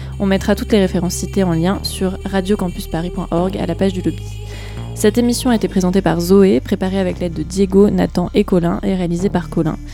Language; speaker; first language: French; native; French